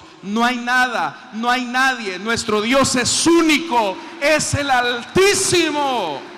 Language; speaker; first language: Spanish; native; Spanish